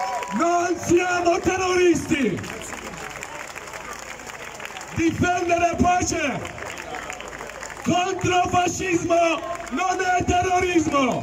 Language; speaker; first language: Italian; non-native, learner; Kurdish